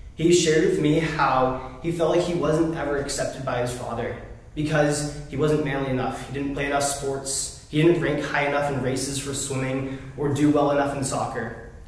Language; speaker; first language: English; native; English